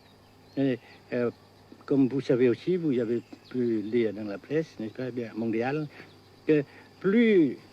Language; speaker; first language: French; non-native, fluent; Vietnamese